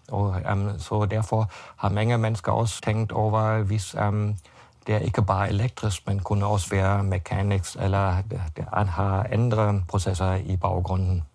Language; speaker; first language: Danish; non-native, fluent; German